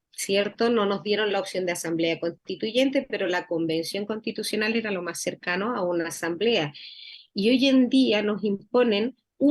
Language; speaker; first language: Spanish; native; Spanish